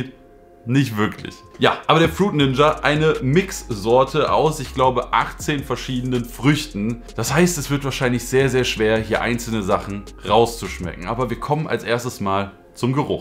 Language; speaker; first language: German; native; German